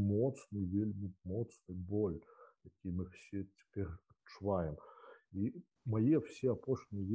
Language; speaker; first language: Polish; non-native, learner; Belarusian